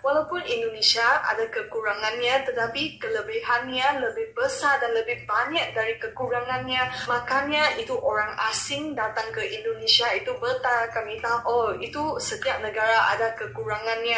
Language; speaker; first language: Indonesian; non-native, local second language; Malay